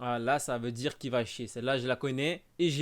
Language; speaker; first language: French; native; French